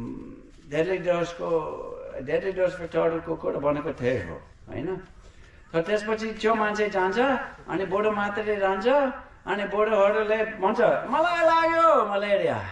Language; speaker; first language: Nepali; non-native, fluent; English